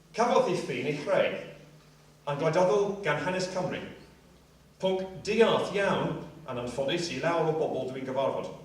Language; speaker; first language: Welsh; non-native, local second language; English